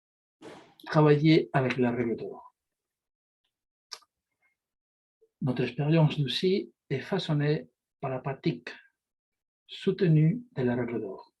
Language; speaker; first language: French; non-native, fluent; Spanish